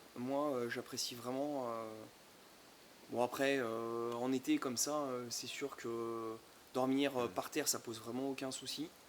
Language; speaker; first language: French; native; French